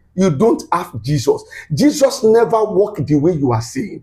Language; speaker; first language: English; non-native, local second language; Yoruba